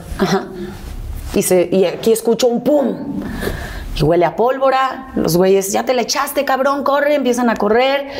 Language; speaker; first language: Spanish; early bilingual, other home language; Catalan